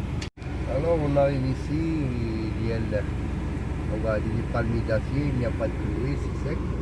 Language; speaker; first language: French; non-native, local second language; Arabic